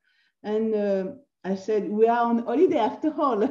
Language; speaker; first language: English; non-native, learner; French